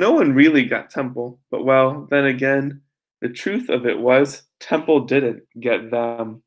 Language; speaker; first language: English; native; English